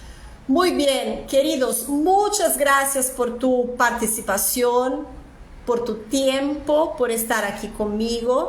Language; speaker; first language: Spanish; non-native, fluent; Portuguese